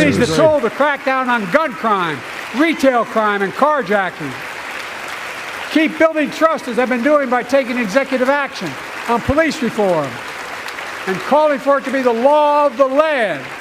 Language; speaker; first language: English; native; English